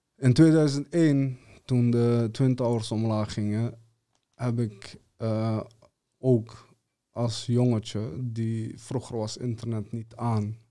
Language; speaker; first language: Dutch; early bilingual, other home language; Serbian